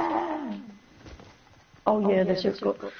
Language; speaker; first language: English; non-native, learner; Greek